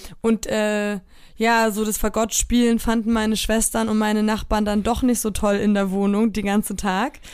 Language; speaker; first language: German; early bilingual, other home language; Polish